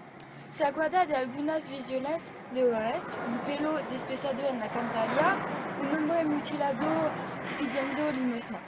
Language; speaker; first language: Spanish; non-native, learner; French